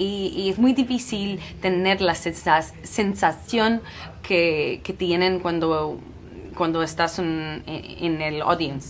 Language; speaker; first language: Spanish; non-native, fluent; English